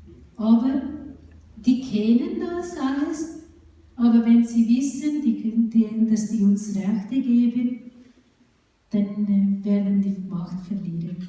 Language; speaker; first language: German; non-native, fluent; Urdu